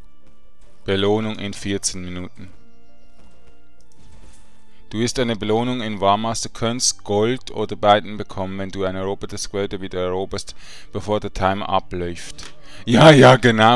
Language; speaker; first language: German; native; German